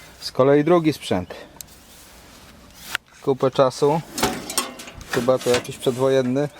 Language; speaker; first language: Polish; native; Polish